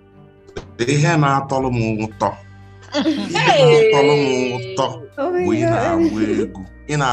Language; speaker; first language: English; non-native, local second language; Igbo